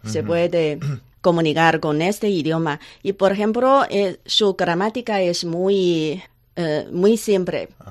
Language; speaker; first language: Spanish; non-native, learner; Chinese